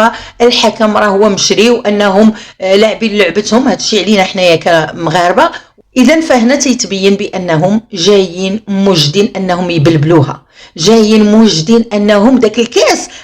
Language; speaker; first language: Arabic; native; Arabic